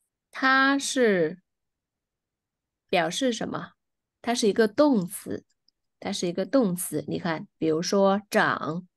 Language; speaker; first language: Chinese; non-native, fluent; Vietnamese